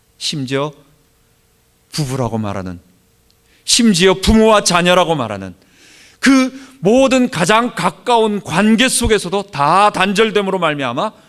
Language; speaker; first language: Korean; native; Korean